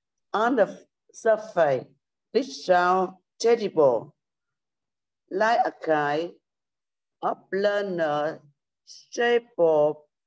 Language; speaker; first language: English; non-native, learner; Vietnamese